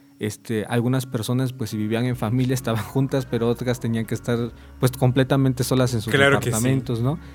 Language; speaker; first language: Spanish; native; Spanish